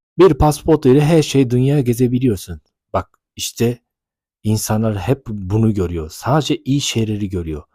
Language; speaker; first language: Turkish; non-native, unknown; Japanese